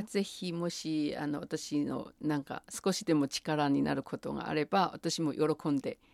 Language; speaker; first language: Japanese; non-native, fluent; Chinese